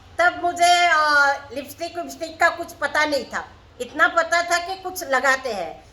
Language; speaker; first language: Hindi; non-native, local second language; Marathi